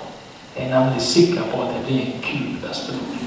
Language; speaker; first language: Norwegian; native; Norwegian